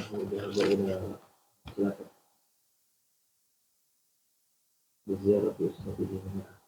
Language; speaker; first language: Arabic; non-native, learner; Indonesian